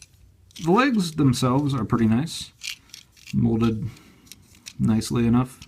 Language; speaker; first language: English; native; English